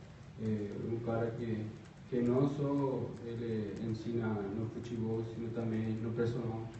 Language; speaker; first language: Portuguese; non-native, fluent; Spanish